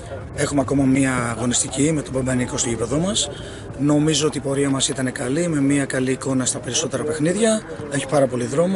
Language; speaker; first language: Greek; native; Greek